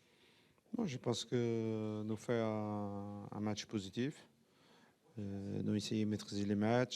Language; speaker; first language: French; non-native, fluent; Portuguese